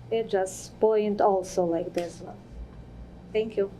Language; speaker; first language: English; non-native, learner; Ukrainian